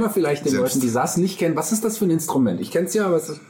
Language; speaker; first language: German; native; German